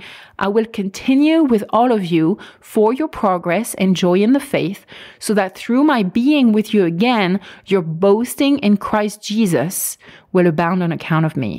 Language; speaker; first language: English; non-native, fluent; French